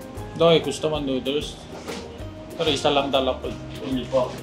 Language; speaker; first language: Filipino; non-native, learner; Korean